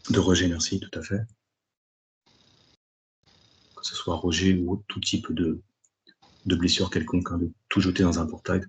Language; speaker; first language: French; native; French